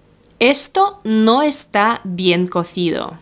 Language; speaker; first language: Spanish; non-native, fluent; Russian